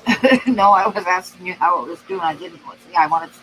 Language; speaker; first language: English; native; English